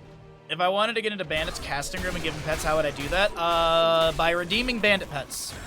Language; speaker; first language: English; native; English